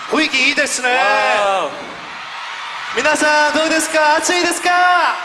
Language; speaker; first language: Japanese; non-native, fluent; Korean